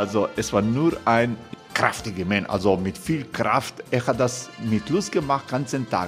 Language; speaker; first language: German; non-native, learner; Croatian